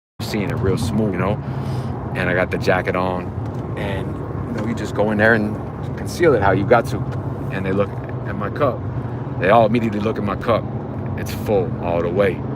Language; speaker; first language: English; native; English